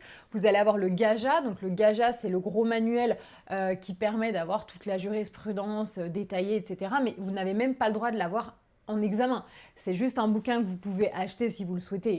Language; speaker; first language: French; native; French